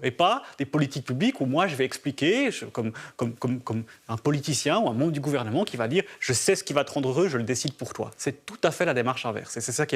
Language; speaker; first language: French; native; French